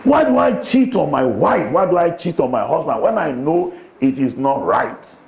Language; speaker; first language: English; non-native, local second language; Yoruba